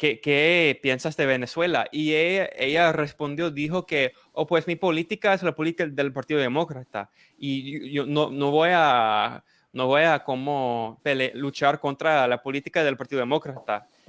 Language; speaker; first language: Spanish; non-native, fluent; English